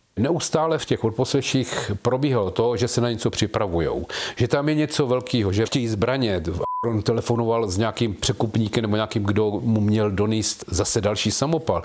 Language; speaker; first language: Czech; native; Czech